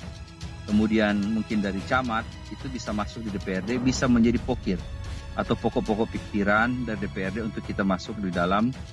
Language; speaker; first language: Indonesian; non-native, local second language; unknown